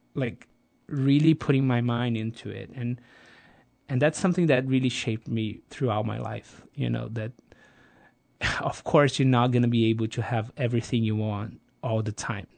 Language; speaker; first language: English; non-native, fluent; Portuguese